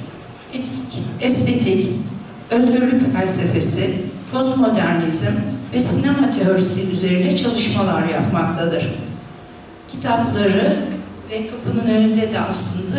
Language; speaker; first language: Turkish; native; Turkish